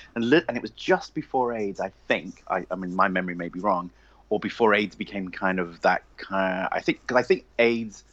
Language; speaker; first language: English; native; English